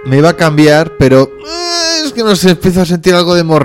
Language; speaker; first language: Spanish; native; Spanish